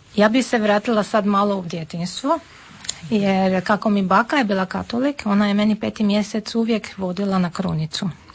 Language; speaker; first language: Serbian; non-native, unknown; Armenian